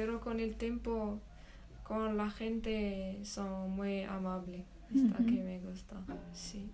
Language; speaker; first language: Spanish; non-native, learner; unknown